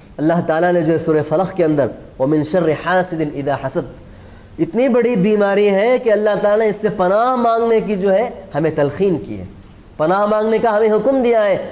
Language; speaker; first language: Urdu; native; Urdu